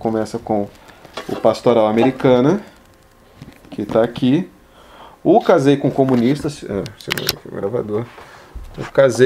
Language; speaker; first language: Portuguese; native; Portuguese